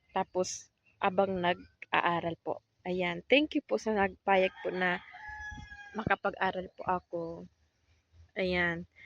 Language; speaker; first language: Filipino; non-native, local second language; Bikol